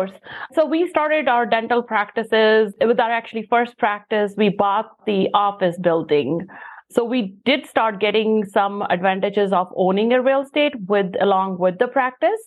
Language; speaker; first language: English; non-native, local second language; Punjabi